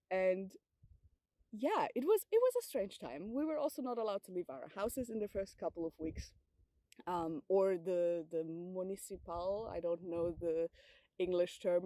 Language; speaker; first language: English; non-native, fluent; German